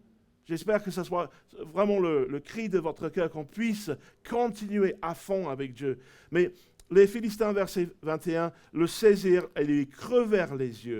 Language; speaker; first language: French; non-native, fluent; English